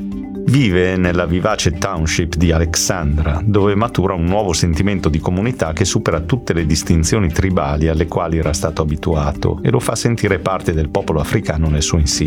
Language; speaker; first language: Italian; native; Italian